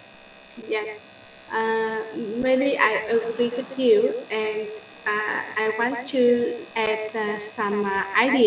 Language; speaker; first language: English; non-native, learner; Vietnamese